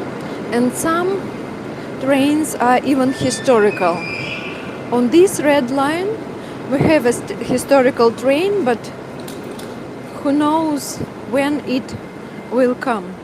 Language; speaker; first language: English; non-native, fluent; Russian